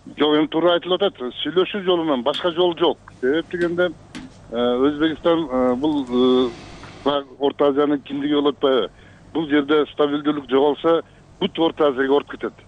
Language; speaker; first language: Kyrgyz; non-native, local second language; Uzbek